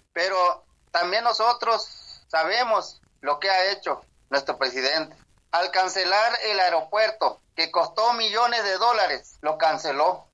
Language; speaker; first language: Spanish; non-native, local second language; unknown